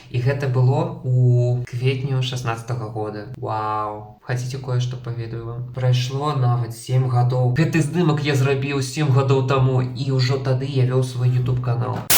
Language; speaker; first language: Belarusian; non-native, local second language; Russian